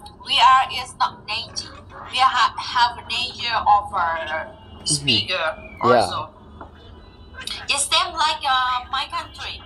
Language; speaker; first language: English; non-native, learner; Thai